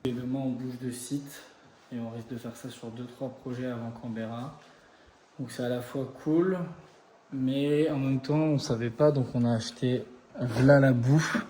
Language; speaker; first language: French; native; French